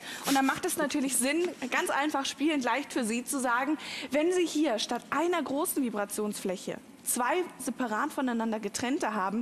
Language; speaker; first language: German; native; German